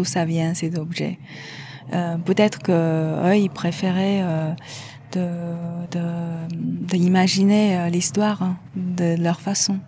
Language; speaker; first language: French; non-native, fluent; Chinese